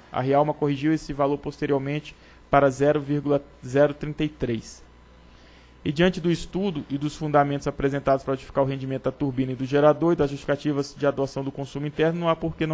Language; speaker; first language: Portuguese; native; Portuguese